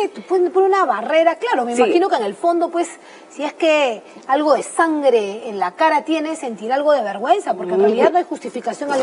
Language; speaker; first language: Spanish; native; Spanish